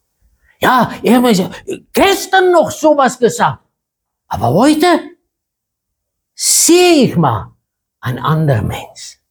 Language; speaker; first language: German; non-native, fluent; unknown